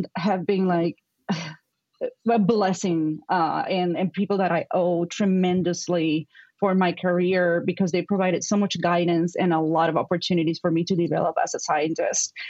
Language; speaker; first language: English; non-native, fluent; Spanish